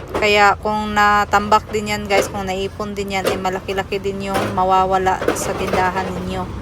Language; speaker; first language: Filipino; non-native, local second language; Cebuano